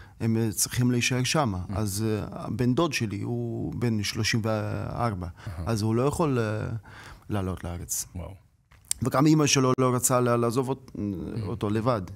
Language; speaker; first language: Hebrew; non-native, learner; Russian